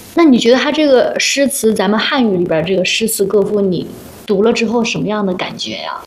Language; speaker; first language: Chinese; native; Chinese